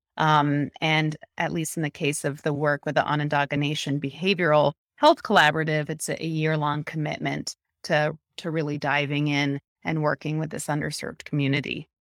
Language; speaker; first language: English; early bilingual, other home language; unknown